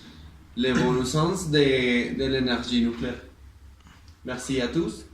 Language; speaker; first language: French; non-native, learner; Spanish